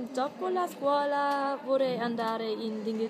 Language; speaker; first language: Italian; non-native, learner; German